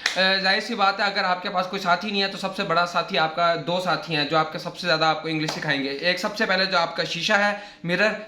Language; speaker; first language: Urdu; non-native, local second language; Saraiki